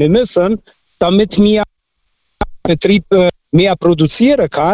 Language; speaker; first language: German; non-native, fluent; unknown